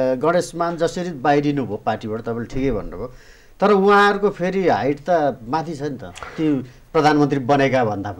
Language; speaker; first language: Nepali; native; Nepali